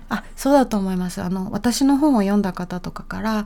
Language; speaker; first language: Japanese; native; Japanese